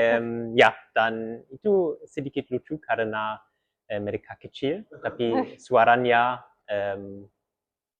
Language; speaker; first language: Indonesian; early bilingual, heritage; German